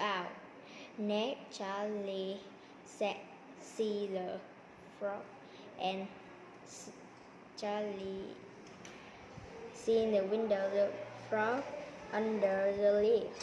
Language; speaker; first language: English; non-native, learner; Vietnamese